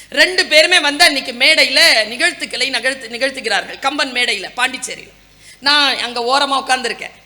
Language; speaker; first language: Tamil; non-native, local second language; Urdu